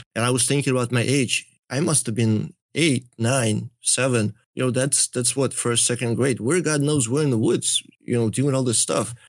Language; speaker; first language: English; early bilingual, other home language; Russian